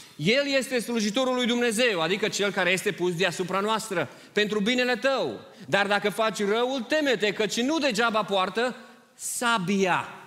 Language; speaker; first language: Romanian; early bilingual, heritage; Romanian